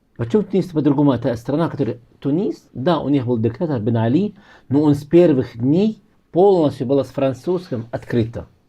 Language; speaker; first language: Russian; non-native, fluent; Arabic